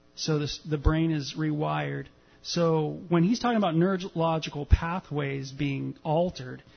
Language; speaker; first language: English; native; English